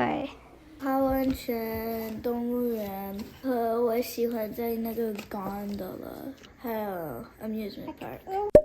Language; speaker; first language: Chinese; non-native, learner; English